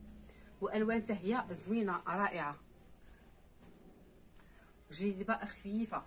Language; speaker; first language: Arabic; native; Arabic